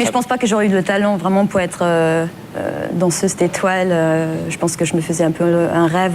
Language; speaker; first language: French; non-native, fluent; German